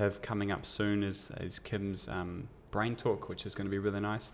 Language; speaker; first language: English; native; English